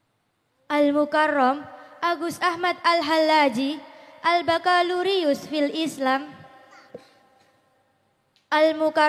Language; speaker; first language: Arabic; non-native, learner; Indonesian